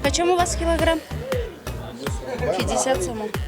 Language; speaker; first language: Russian; non-native, local second language; Tajik